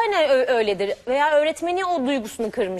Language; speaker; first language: Turkish; native; Turkish